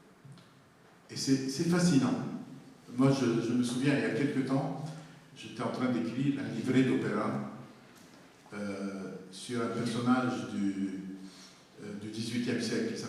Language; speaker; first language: French; non-native, local second language; Arabic